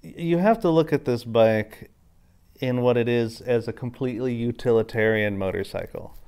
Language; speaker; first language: English; native; English